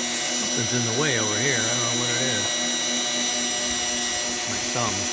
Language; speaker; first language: English; native; English